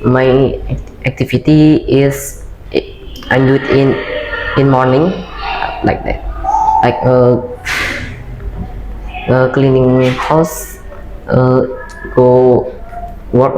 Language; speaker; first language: English; non-native, learner; Indonesian